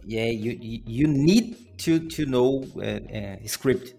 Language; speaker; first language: English; non-native, learner; Portuguese